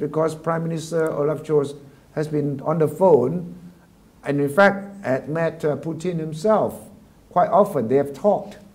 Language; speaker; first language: English; non-native, fluent; Thai